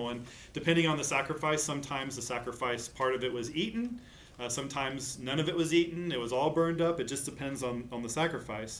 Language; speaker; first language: English; native; English